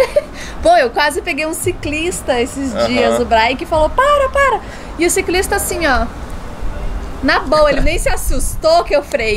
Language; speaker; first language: Portuguese; native; Portuguese